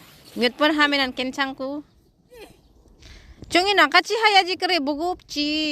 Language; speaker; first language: Korean; non-native, fluent; Filipino